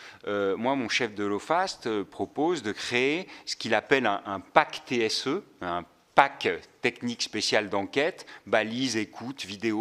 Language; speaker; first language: French; native; French